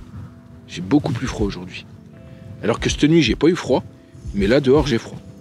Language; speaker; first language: French; native; French